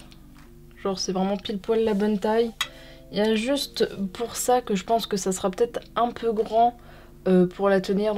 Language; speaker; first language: French; native; French